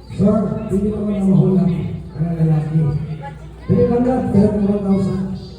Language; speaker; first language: Filipino; non-native, local second language; Cebuano